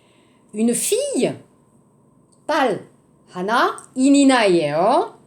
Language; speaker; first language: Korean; non-native, learner; French